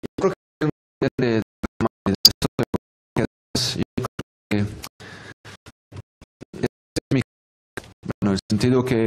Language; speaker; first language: Spanish; non-native, fluent; French